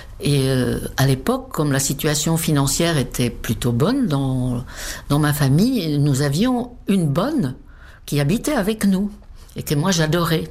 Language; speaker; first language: French; non-native, fluent; Czech